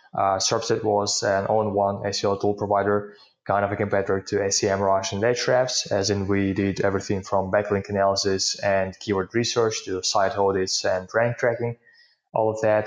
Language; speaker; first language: English; non-native, fluent; Ukrainian